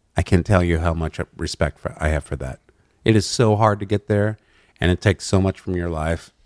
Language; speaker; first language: English; native; English